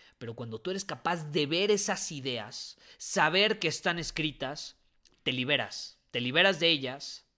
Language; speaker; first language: Spanish; native; Spanish